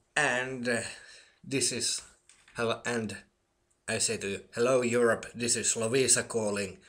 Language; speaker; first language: English; non-native, learner; Finnish